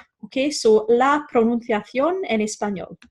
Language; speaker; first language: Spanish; non-native, fluent; English